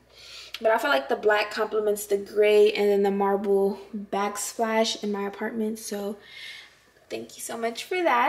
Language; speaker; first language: English; native; English